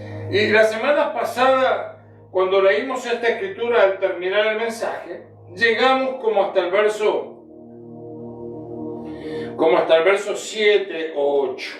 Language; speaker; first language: Spanish; native; Spanish